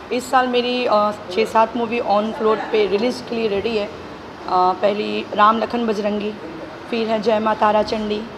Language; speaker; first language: Hindi; native; Hindi